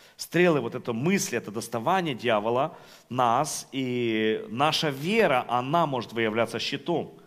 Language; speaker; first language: Russian; non-native, local second language; Ukrainian